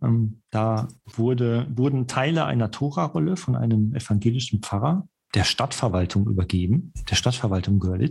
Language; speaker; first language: German; native; German